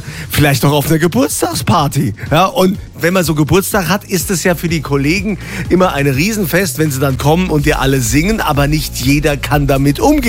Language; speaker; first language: German; native; German